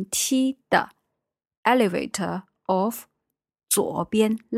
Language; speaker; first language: Chinese; native; Chinese